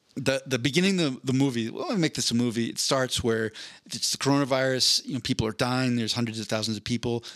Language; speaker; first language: English; native; English